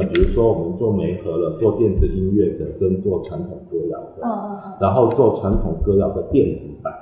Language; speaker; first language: Chinese; native; Chinese